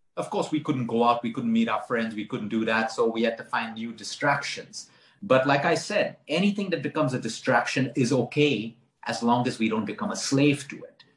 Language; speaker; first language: English; non-native, local second language; Konkani